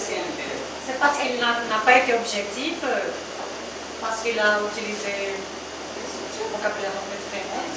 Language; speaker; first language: French; non-native, learner; Portuguese